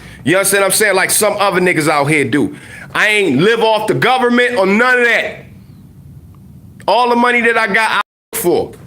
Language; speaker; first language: English; native; English